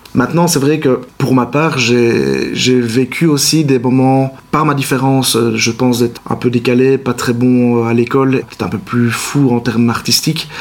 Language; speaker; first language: French; native; French